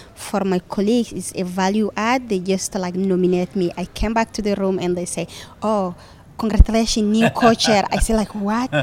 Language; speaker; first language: English; non-native, fluent; Fula